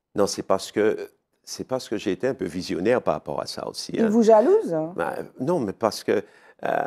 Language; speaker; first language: French; native; French